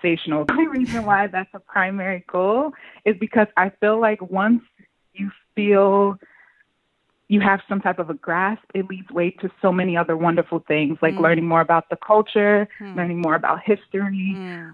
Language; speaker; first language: English; native; English